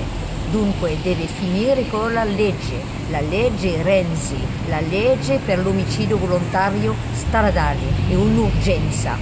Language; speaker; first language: Italian; non-native, learner; French